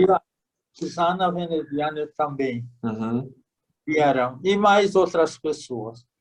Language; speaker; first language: Portuguese; non-native, fluent; Hungarian